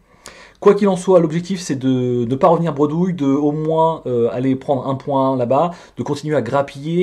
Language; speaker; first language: French; native; French